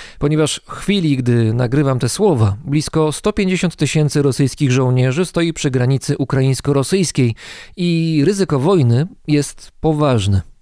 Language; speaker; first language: Polish; native; Polish